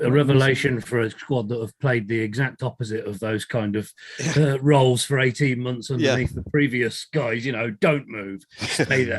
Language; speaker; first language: English; native; English